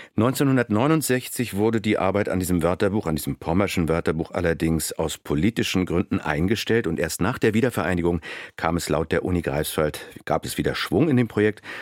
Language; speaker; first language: German; native; German